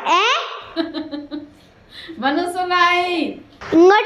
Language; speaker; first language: Malayalam; non-native, learner; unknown